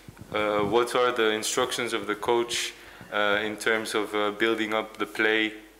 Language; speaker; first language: English; non-native, fluent; French